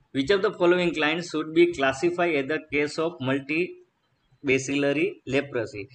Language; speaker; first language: English; non-native, local second language; Gujarati